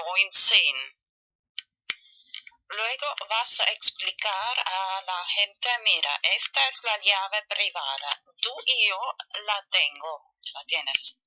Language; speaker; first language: Spanish; non-native, fluent; German